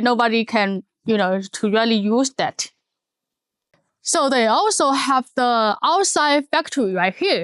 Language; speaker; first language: English; non-native, learner; Chinese